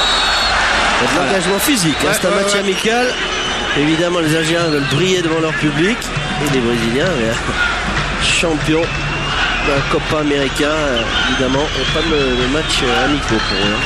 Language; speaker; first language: French; native; French